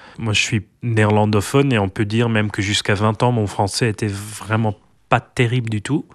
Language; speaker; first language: French; non-native, local second language; Dutch